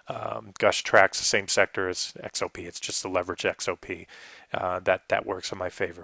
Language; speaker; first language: English; native; English